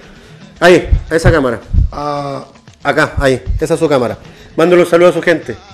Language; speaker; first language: Spanish; native; Spanish